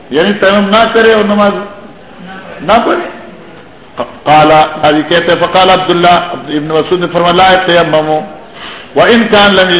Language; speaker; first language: Urdu; non-native, local second language; Northern Hindko